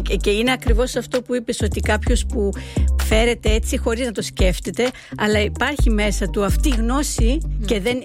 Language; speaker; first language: Greek; early bilingual, heritage; Greek